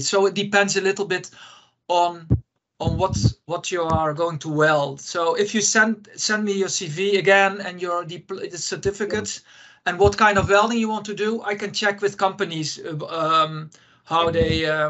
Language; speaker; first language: English; non-native, fluent; Dutch